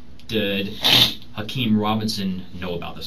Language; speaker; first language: English; native; English